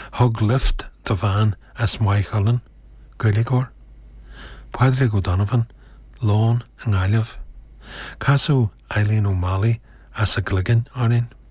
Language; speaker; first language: Irish; native; Irish